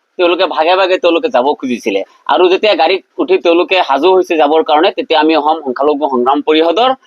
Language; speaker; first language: Assamese; non-native, local second language; Bangla